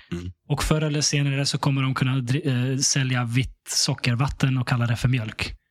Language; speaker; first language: Swedish; early bilingual, other home language; Russian